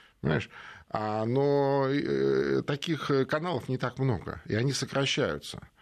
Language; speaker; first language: Russian; native; Russian